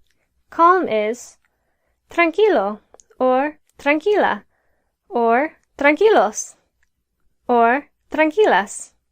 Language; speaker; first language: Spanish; non-native, fluent; English